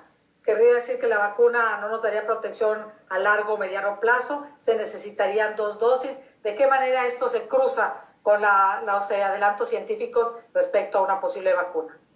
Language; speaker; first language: Spanish; native; Spanish